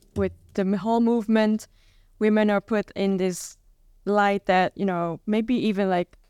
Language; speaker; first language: English; non-native, fluent; Dutch